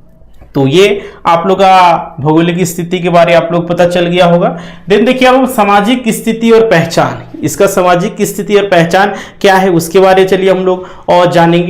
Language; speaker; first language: Hindi; native; Hindi